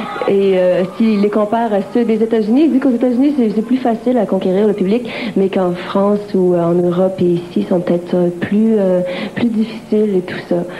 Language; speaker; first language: French; native; French